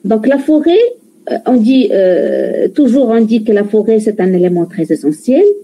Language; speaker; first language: French; non-native, local second language; Arabic